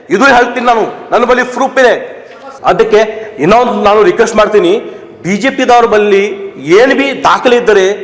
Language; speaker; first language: Kannada; non-native, local second language; Lambadi